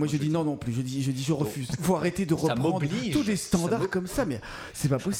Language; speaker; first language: French; native; French